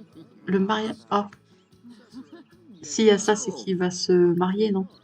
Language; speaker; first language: French; native; French